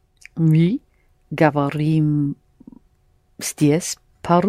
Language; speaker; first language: Russian; non-native, learner; English